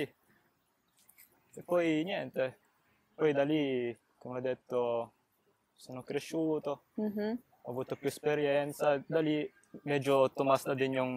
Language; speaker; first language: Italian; early bilingual, other home language; Filipino